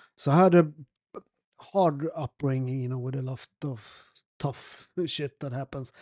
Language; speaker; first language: English; non-native, fluent; Italian